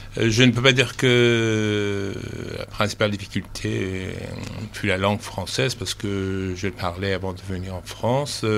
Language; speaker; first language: French; non-native, fluent; Persian